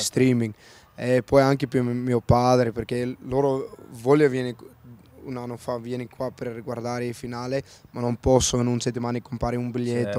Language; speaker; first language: Italian; non-native, learner; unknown